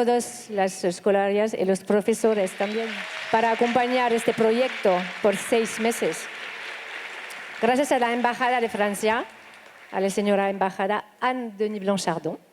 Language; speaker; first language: Spanish; non-native, learner; French